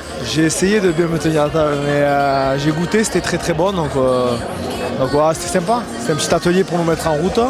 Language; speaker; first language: French; native; French